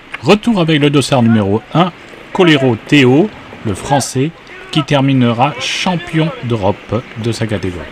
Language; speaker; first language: French; native; French